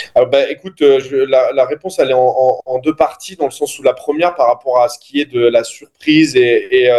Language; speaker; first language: French; native; French